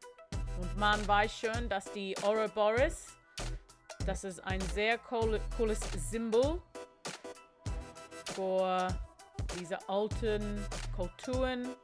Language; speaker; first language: German; non-native, fluent; English